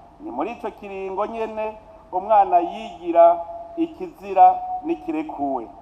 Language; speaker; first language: Rundi; native; Rundi